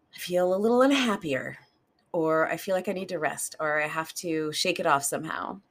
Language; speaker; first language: English; native; English